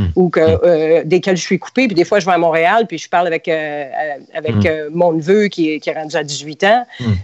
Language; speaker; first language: French; native; French